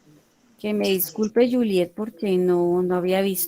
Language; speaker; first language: Spanish; native; Spanish